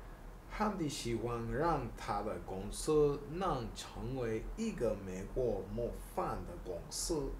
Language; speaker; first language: Chinese; non-native, learner; English